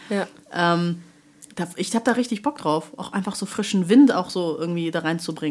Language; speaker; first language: German; native; German